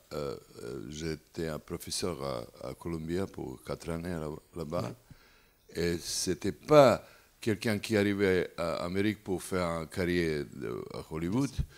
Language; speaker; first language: French; non-native, learner; Serbian